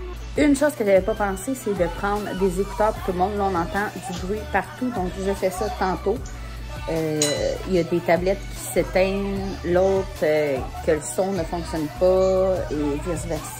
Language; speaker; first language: French; native; French